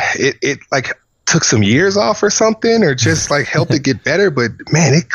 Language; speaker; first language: English; native; English